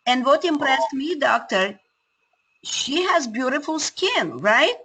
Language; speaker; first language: English; non-native, fluent; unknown